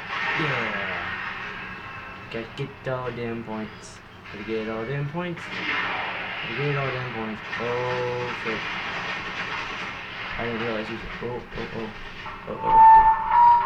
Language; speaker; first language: English; native; English